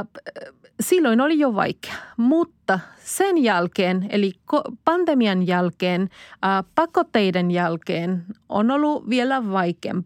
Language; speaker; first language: Finnish; non-native, fluent; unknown